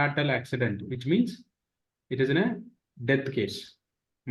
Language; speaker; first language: English; non-native, local second language; Telugu